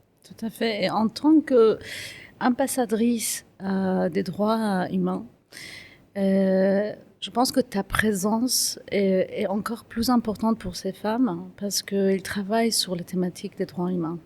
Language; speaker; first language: French; non-native, fluent; Kurdish